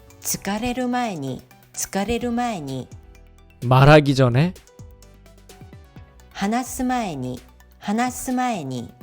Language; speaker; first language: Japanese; non-native, fluent; Korean